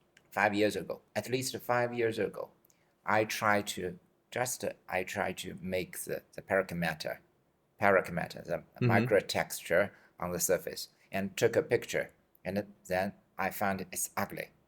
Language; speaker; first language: English; non-native, fluent; Chinese